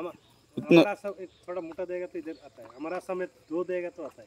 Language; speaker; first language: Hindi; non-native, local second language; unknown